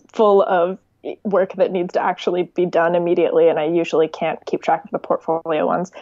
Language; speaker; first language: English; native; English